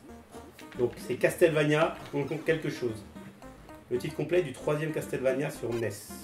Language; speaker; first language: French; native; French